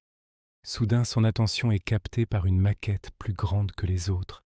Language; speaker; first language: French; native; French